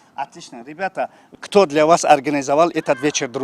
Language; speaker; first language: Russian; non-native, fluent; Tajik